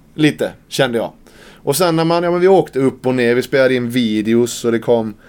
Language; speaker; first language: Swedish; native; Swedish